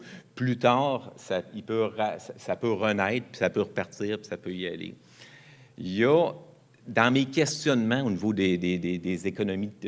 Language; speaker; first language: French; native; French